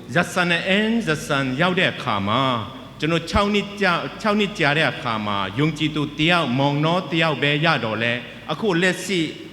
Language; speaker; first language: Burmese; non-native, local second language; Lahu